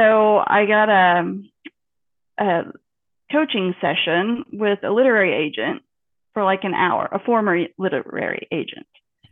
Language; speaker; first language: English; native; English